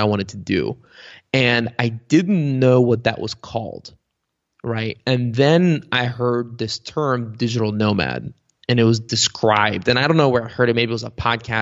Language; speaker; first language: English; early bilingual, other home language; Bulgarian